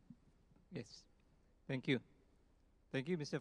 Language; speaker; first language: English; non-native, fluent; Indonesian